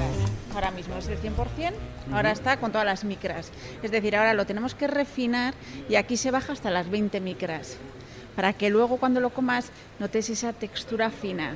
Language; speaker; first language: Spanish; native; Spanish